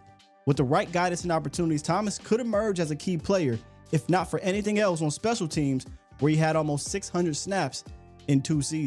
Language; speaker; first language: English; native; English